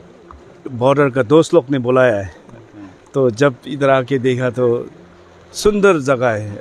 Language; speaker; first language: Hindi; non-native, fluent; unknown